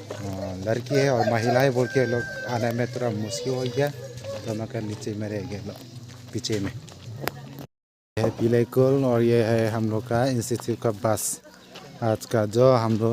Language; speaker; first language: Hindi; non-native, local second language; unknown